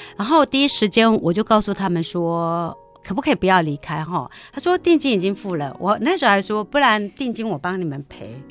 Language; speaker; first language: Chinese; native; Chinese